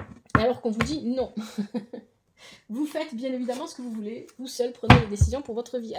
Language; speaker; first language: French; native; French